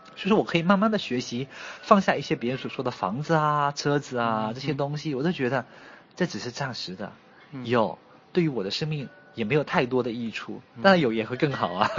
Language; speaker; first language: Chinese; native; Chinese